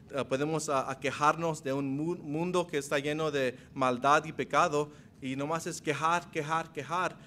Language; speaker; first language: Spanish; non-native, fluent; English